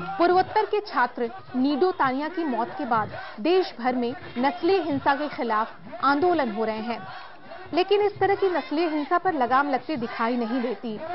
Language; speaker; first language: Hindi; native; Hindi